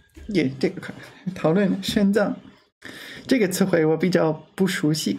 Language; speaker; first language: Chinese; non-native, learner; English